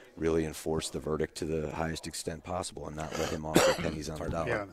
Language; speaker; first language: English; native; English